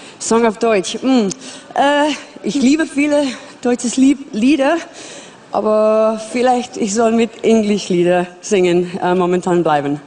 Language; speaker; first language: German; non-native, learner; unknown